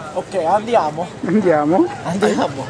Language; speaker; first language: Italian; non-native, learner; English